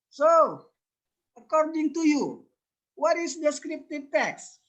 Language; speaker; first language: English; non-native, learner; Indonesian